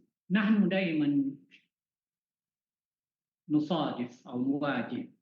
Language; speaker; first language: Arabic; non-native, fluent; Malay